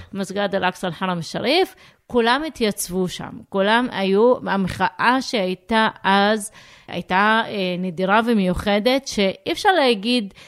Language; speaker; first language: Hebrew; non-native, local second language; Arabic